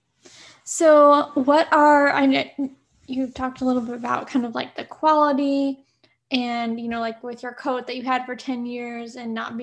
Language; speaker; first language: English; native; English